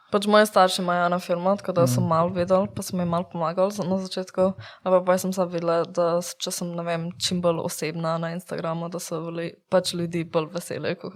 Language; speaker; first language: Slovenian; early bilingual, heritage; Slovenian